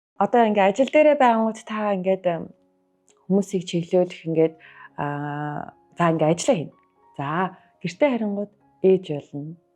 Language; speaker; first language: Mongolian; native; Mongolian